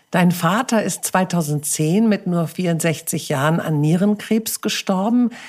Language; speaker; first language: German; native; German